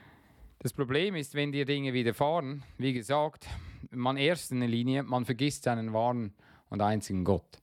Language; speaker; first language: German; non-native, fluent; English